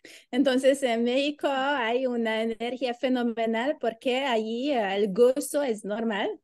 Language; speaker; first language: Spanish; non-native, learner; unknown